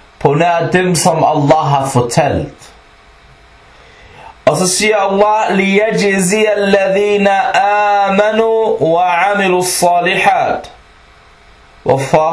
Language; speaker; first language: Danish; non-native, fluent; Arabic